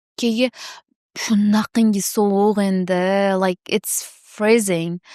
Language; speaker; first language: English; non-native, fluent; Uzbek